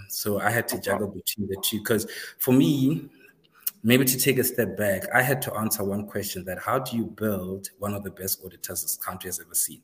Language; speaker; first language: English; non-native, local second language; Northern Sotho